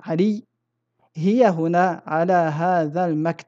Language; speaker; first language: Arabic; non-native, fluent; French